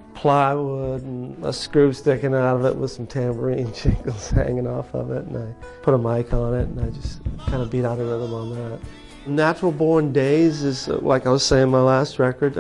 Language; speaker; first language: English; native; English